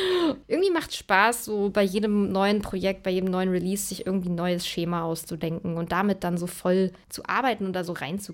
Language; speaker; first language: German; native; German